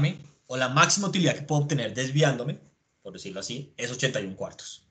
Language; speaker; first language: Spanish; native; Spanish